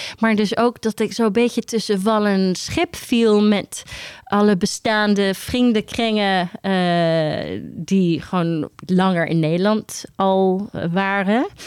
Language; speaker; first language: Dutch; early bilingual, heritage; Dutch